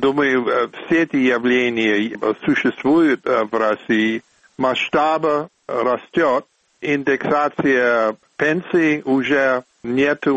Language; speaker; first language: Russian; non-native, fluent; English